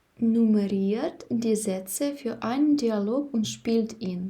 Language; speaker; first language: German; non-native, fluent; Ukrainian